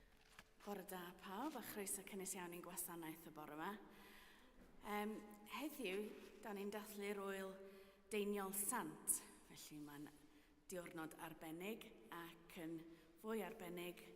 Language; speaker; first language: Welsh; native; Welsh